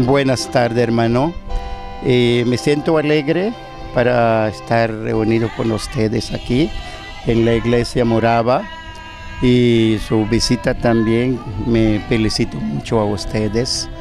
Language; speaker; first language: Spanish; non-native, local second language; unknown